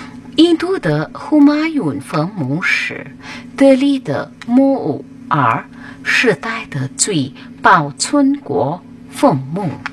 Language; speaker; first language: Chinese; non-native, fluent; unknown